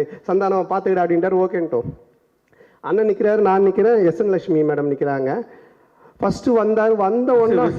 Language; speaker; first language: Tamil; native; Tamil